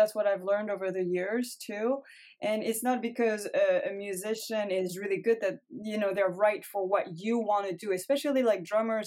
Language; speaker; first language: English; non-native, fluent; French